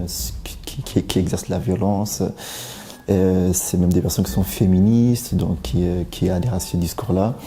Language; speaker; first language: French; early bilingual, other home language; Tigrinya